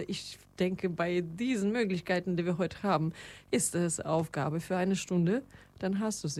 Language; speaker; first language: German; non-native, fluent; Russian